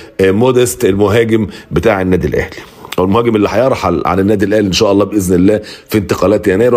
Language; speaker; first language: Arabic; native; Arabic